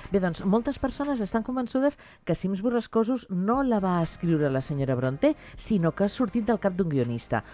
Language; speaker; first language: Catalan; native; Catalan